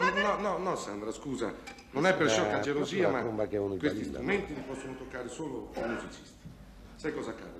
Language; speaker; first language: Italian; native; Italian